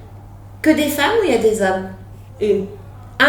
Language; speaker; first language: French; native; French